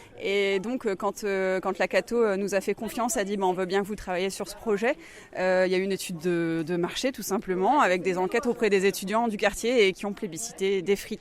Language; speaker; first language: French; native; French